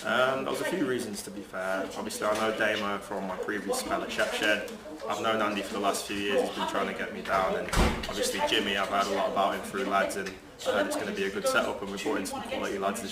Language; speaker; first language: English; early bilingual, other home language; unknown